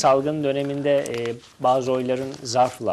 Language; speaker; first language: Turkish; native; Turkish